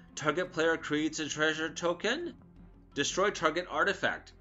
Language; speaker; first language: English; native; English